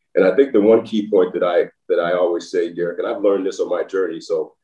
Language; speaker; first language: English; native; English